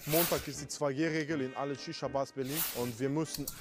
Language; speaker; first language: German; early bilingual, other home language; Russian